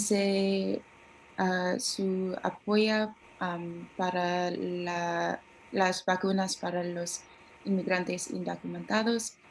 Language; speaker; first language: Spanish; non-native, learner; English